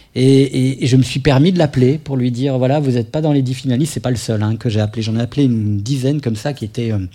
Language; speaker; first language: French; native; French